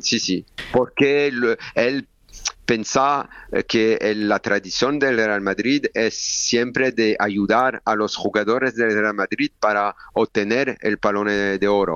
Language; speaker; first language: Spanish; non-native, learner; French